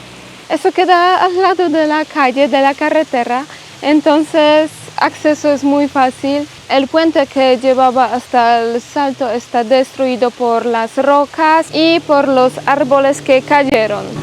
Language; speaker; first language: Spanish; non-native, learner; Polish